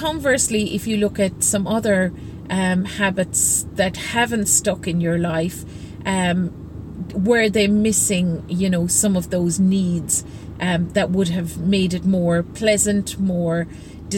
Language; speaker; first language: English; native; English